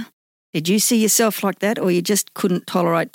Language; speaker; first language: English; native; English